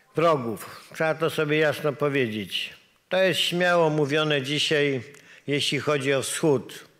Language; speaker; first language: Polish; native; Polish